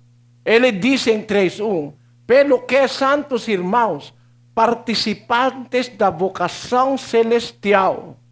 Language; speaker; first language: Portuguese; non-native, learner; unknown